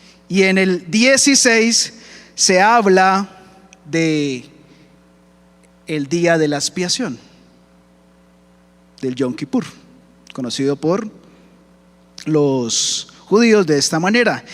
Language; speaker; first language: Spanish; native; Spanish